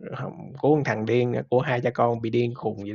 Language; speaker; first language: Vietnamese; native; Vietnamese